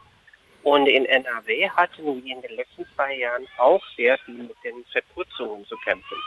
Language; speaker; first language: German; non-native, fluent; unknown